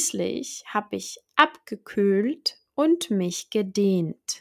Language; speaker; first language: German; non-native, fluent; Czech